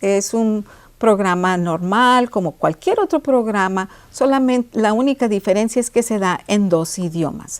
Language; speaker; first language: Spanish; early bilingual, heritage; Spanish